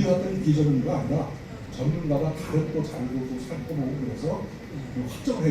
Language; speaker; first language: Korean; native; Korean